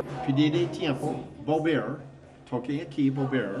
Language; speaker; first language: Spanish; non-native, learner; English